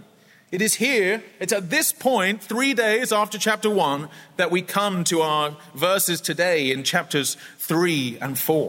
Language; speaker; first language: English; native; English